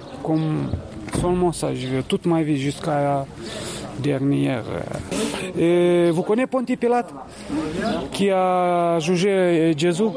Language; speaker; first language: French; non-native, fluent; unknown